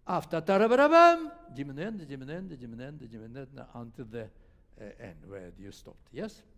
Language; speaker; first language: English; non-native, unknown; Russian